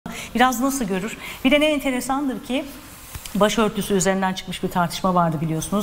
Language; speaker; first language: Turkish; native; Turkish